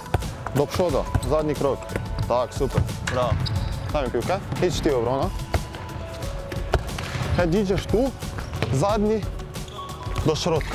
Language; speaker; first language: Polish; non-native, learner; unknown